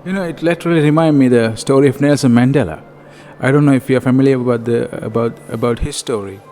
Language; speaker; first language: English; non-native, fluent; Sinhala